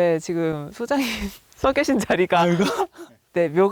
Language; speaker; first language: Korean; native; Korean